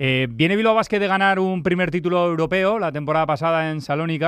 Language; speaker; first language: Spanish; native; Spanish